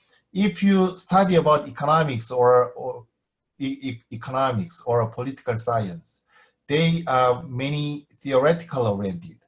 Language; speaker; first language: English; non-native, fluent; Korean